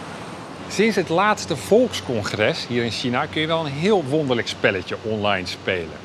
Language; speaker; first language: Dutch; native; Dutch